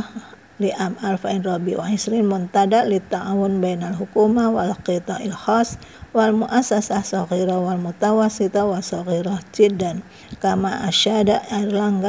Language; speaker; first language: Arabic; non-native, fluent; Indonesian